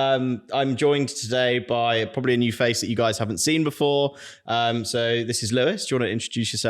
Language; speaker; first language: English; native; English